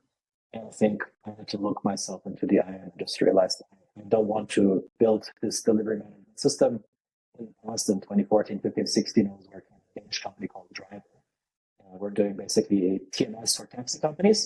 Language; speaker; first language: English; non-native, fluent; Lithuanian